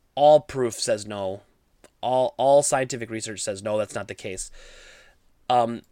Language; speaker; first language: English; native; English